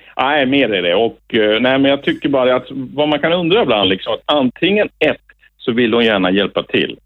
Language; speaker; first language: Swedish; native; Swedish